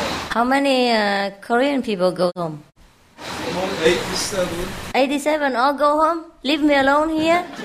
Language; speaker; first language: English; non-native, fluent; Vietnamese